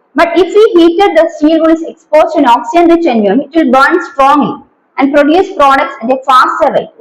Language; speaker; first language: English; non-native, local second language; Malayalam